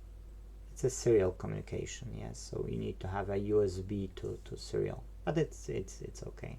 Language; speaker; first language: English; non-native, fluent; Polish